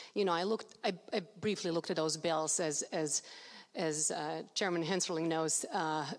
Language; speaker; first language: English; non-native, fluent; Serbian